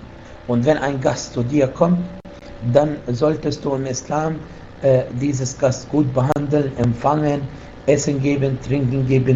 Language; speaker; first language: German; non-native, fluent; Arabic